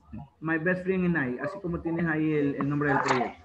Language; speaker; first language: Spanish; native; Spanish